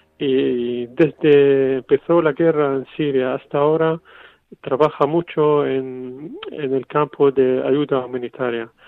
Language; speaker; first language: Spanish; non-native, fluent; Arabic